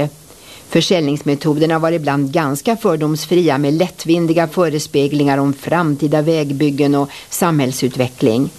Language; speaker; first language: Swedish; native; Swedish